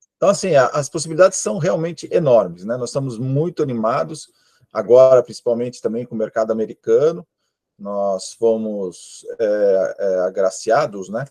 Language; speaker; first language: Portuguese; native; Portuguese